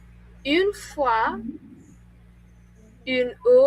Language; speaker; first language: French; non-native, learner; English